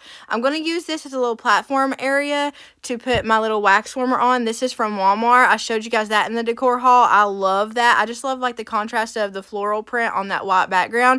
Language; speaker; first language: English; native; English